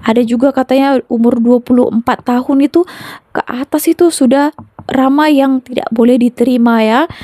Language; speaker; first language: Indonesian; native; Indonesian